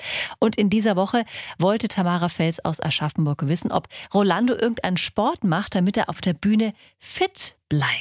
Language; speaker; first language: German; native; German